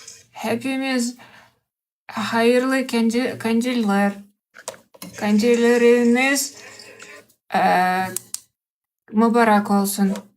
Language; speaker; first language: Turkish; non-native, learner; Russian